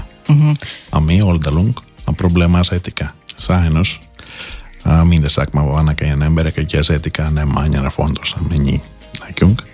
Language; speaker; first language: Hungarian; non-native, learner; Greek